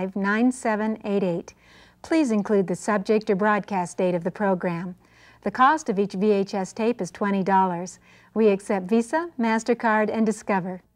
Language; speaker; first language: English; native; English